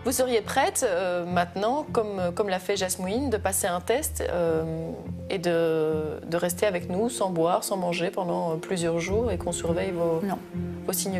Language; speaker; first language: French; native; French